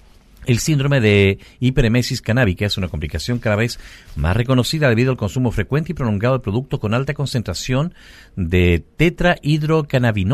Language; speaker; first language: Spanish; native; Spanish